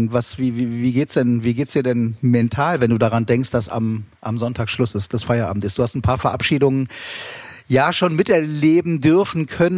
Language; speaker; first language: German; native; German